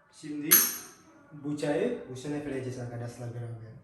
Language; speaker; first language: Turkish; non-native, learner; Indonesian